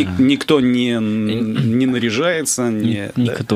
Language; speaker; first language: Russian; native; Russian